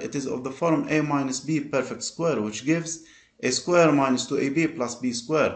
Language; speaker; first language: English; non-native, local second language; Arabic